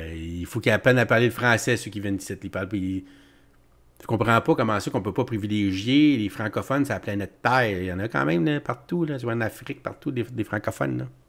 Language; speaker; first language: French; native; French